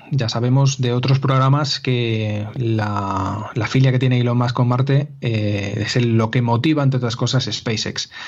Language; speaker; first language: Spanish; native; Spanish